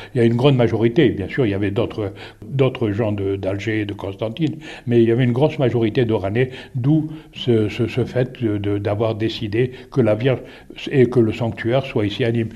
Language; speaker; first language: French; native; French